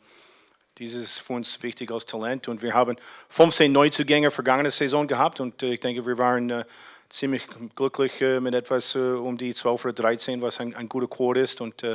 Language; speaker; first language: German; non-native, fluent; English